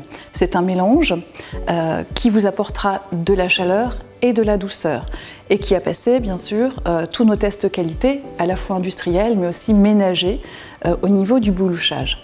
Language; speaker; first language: French; native; French